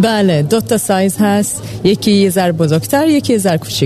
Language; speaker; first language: Persian; early bilingual, heritage; Persian